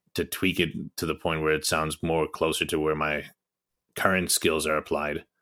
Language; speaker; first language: English; native; English